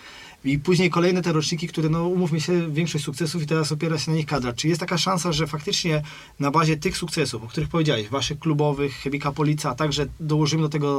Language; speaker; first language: Polish; native; Polish